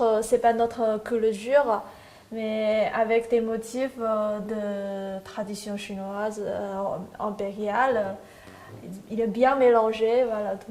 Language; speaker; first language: French; non-native, learner; Chinese